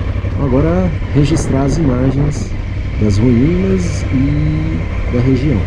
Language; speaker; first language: Portuguese; native; Portuguese